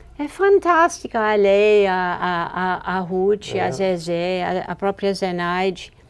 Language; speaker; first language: Portuguese; non-native, fluent; English